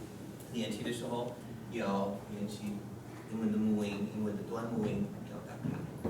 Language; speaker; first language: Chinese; non-native, fluent; English